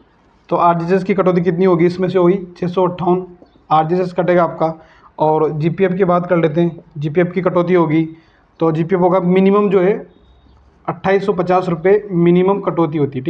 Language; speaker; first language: Hindi; native; Hindi